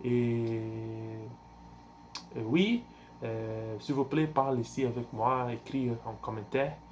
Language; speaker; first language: French; non-native, learner; Portuguese